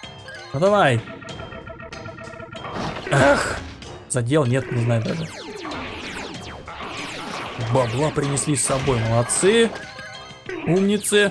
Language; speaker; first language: Russian; native; Russian